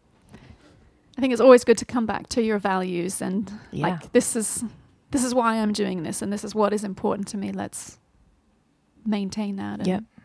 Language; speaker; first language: English; native; English